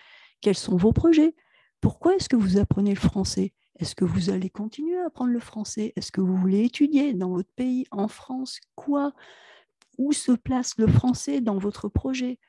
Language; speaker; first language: French; native; French